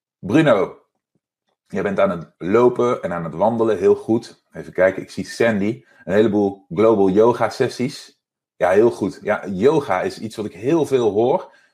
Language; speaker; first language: Dutch; native; Dutch